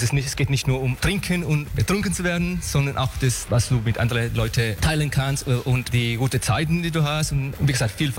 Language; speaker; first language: German; non-native, fluent; Spanish